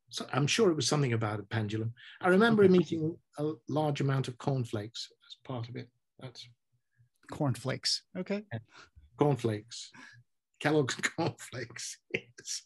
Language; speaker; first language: English; native; English